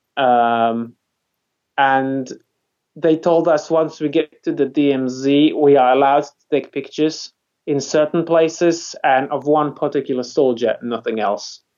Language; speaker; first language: English; non-native, fluent; Polish